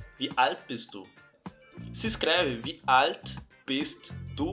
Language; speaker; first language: German; non-native, fluent; Portuguese